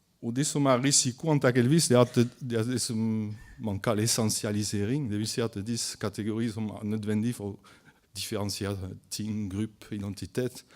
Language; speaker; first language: Norwegian; non-native, fluent; French